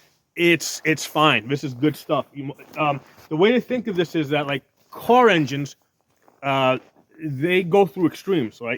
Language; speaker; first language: English; native; English